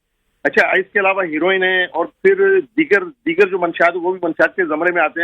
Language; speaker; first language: Urdu; native; Urdu